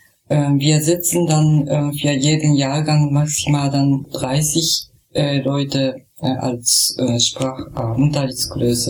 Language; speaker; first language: German; non-native, fluent; Japanese